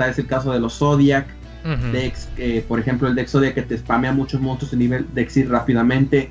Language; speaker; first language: Spanish; native; Spanish